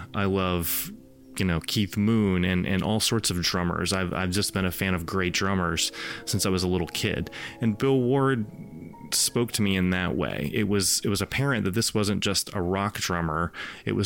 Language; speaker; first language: English; native; English